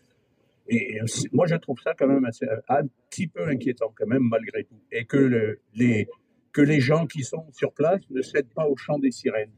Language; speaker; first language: French; native; French